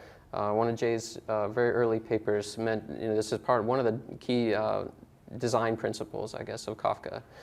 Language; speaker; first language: English; native; English